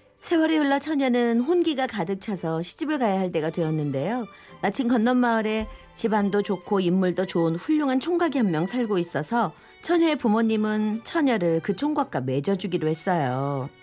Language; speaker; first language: Korean; native; Korean